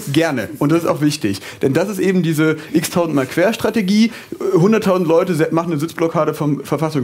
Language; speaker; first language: German; native; German